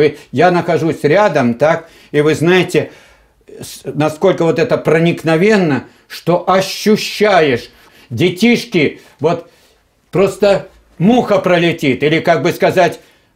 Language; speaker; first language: Russian; native; Russian